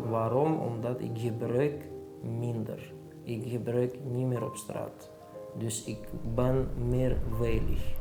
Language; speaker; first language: Dutch; non-native, fluent; Russian